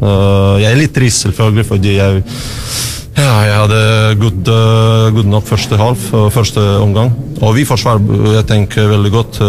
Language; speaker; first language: Norwegian; non-native, learner; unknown